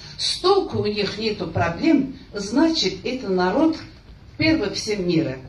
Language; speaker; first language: Russian; non-native, local second language; Azerbaijani